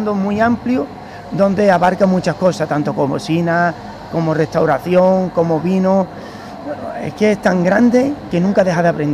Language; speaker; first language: Spanish; native; Spanish